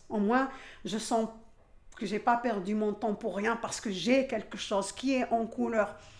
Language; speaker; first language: French; non-native, local second language; Arabic